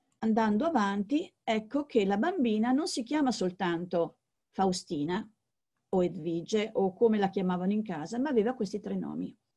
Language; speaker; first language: Italian; native; Italian